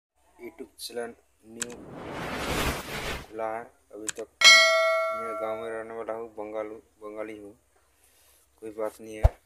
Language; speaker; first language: Hindi; non-native, local second language; Bangla